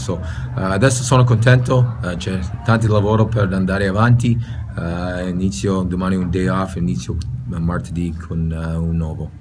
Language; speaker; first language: Italian; non-native, learner; English